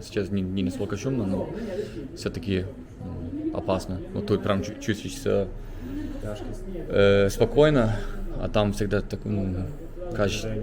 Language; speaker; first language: Russian; non-native, learner; English